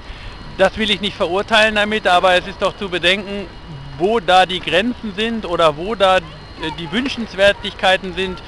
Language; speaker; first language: German; native; German